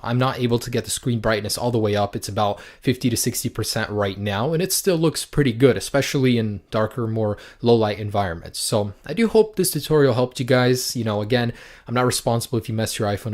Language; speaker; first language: English; native; English